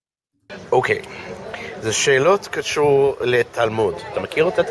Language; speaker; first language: Hebrew; non-native, fluent; English